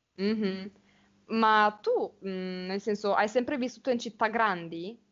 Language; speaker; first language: Italian; native; Italian